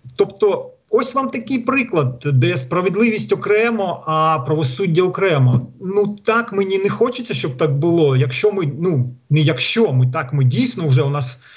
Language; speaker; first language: Ukrainian; non-native, local second language; Russian